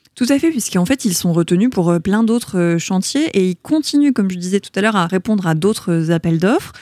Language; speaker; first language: French; native; French